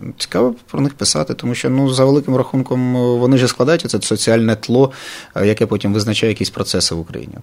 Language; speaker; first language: Ukrainian; native; Ukrainian